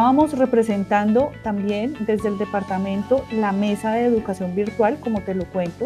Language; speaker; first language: Spanish; native; Spanish